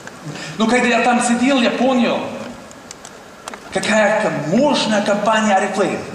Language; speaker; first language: Russian; non-native, learner; Swedish